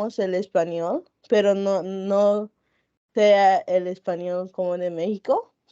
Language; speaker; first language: Spanish; non-native, local second language; English